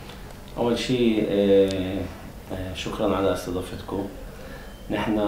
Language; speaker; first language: Arabic; native; Arabic